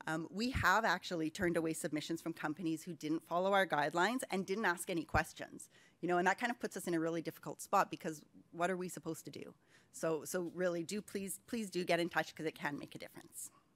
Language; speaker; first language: English; native; English